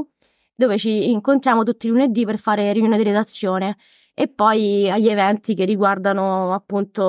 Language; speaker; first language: Italian; native; Italian